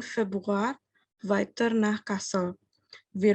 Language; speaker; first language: German; non-native, learner; Indonesian